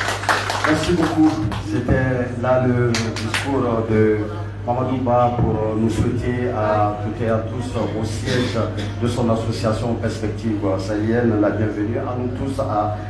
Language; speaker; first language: French; native; French